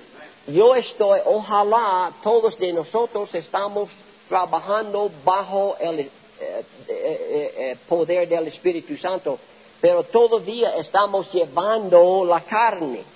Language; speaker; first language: Spanish; non-native, learner; English